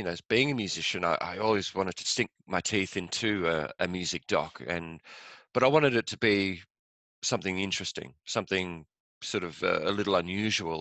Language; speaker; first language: English; native; English